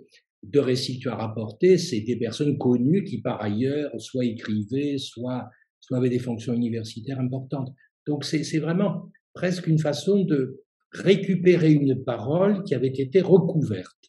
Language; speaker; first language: French; native; French